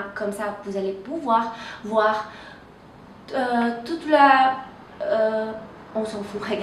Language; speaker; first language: French; non-native, fluent; Portuguese